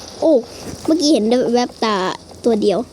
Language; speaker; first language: Thai; native; Thai